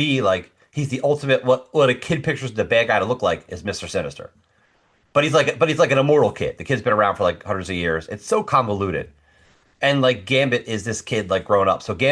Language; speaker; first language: English; native; English